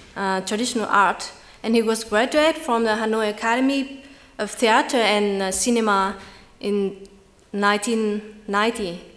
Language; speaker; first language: English; non-native, fluent; Vietnamese